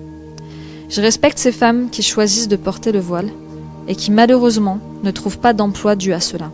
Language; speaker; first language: French; native; French